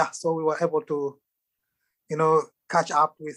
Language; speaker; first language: English; non-native, fluent; Arabic